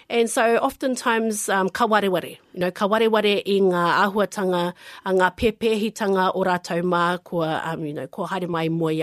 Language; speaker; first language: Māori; non-native, local second language; English